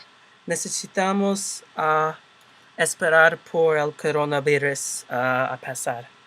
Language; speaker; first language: Spanish; non-native, learner; English